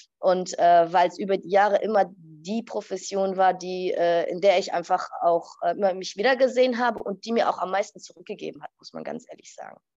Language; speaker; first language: German; early bilingual, other home language; Arabic